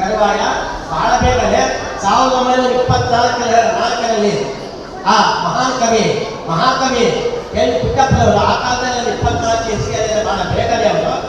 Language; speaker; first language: Kannada; native; Kannada